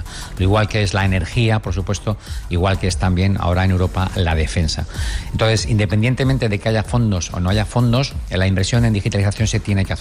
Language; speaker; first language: Spanish; native; Spanish